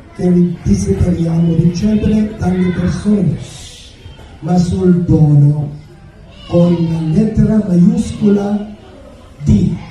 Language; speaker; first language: Italian; non-native, fluent; Filipino